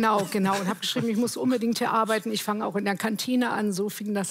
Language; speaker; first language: German; native; German